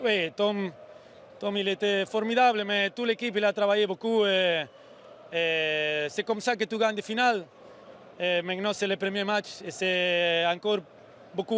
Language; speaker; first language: French; non-native, learner; Spanish